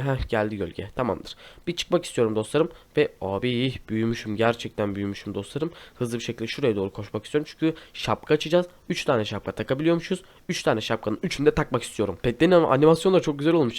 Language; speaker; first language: Turkish; native; Turkish